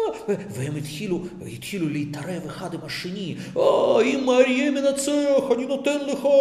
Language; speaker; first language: Hebrew; non-native, fluent; Russian